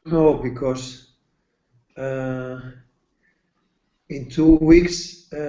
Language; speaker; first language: English; non-native, learner; Spanish